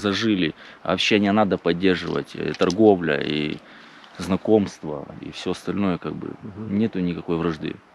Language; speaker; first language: Russian; native; Russian